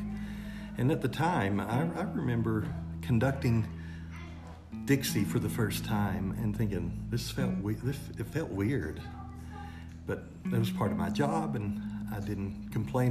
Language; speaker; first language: English; native; English